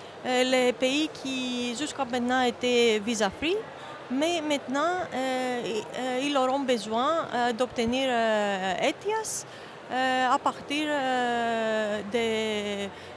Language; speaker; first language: French; non-native, fluent; Greek